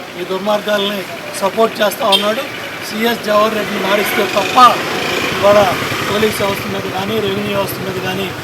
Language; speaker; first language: Telugu; native; Telugu